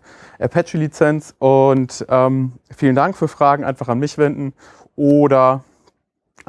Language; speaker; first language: German; native; German